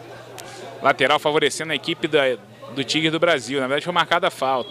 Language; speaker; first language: Portuguese; native; Portuguese